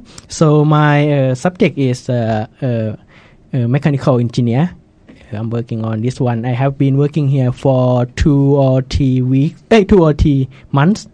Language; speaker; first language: English; non-native, fluent; Thai